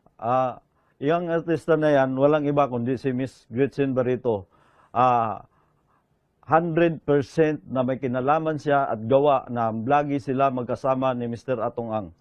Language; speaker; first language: Filipino; native; Filipino